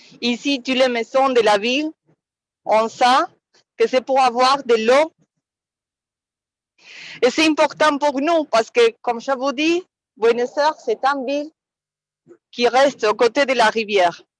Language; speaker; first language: French; non-native, fluent; Spanish